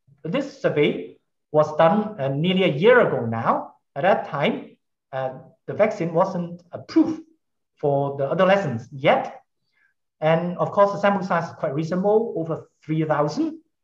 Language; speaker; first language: English; non-native, local second language; Cantonese